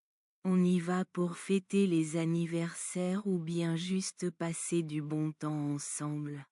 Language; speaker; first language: French; non-native, learner; Bangla